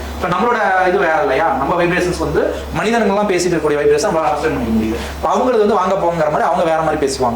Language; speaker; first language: Tamil; native; Tamil